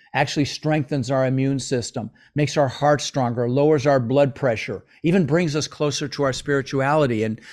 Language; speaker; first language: English; early bilingual, other home language; Dutch